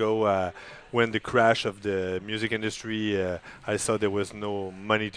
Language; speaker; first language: English; non-native, fluent; French